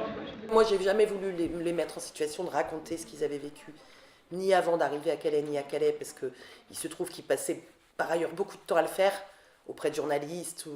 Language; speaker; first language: French; native; French